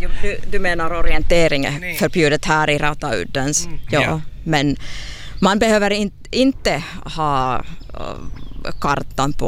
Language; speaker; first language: Swedish; non-native, local second language; Finnish